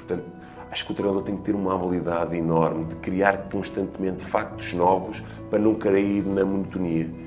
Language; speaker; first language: Portuguese; native; Portuguese